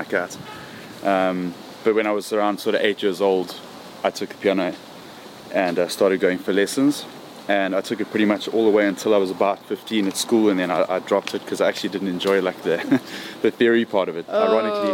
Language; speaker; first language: English; native; English